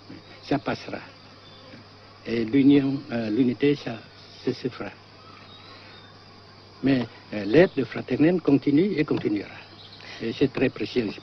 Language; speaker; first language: French; non-native, local second language; Vietnamese